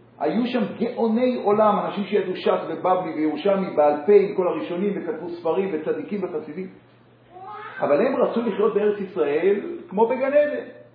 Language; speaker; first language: Hebrew; native; Hebrew